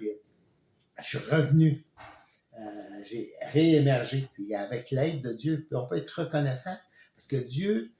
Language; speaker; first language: French; native; French